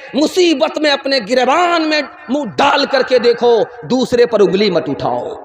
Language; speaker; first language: Urdu; non-native, local second language; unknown